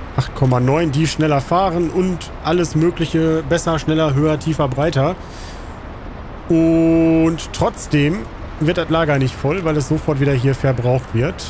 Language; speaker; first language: German; native; German